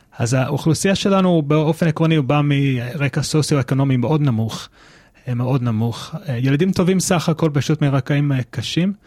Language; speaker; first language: Hebrew; non-native, fluent; English